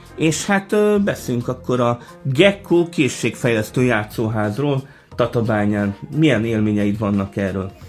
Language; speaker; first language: Hungarian; native; Hungarian